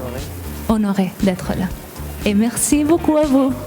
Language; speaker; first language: French; non-native, learner; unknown